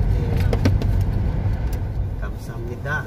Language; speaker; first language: Korean; non-native, learner; Filipino